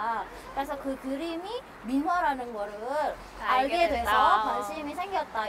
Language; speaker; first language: Korean; non-native, fluent; Indonesian